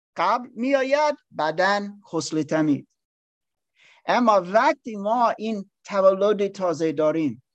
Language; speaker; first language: Persian; non-native, learner; English